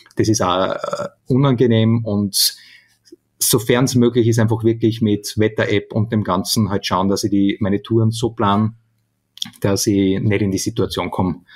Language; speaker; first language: German; native; German